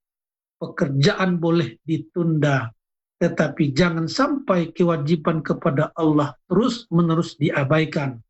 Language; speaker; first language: Indonesian; native; Indonesian